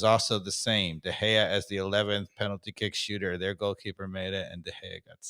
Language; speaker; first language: English; native; English